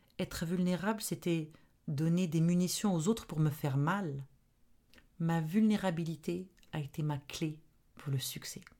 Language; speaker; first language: French; non-native, local second language; Arabic